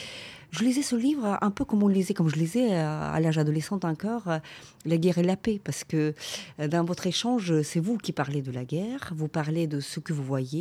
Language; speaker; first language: French; non-native, fluent; Ukrainian